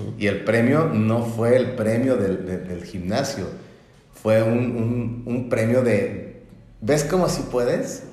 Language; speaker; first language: Spanish; native; Spanish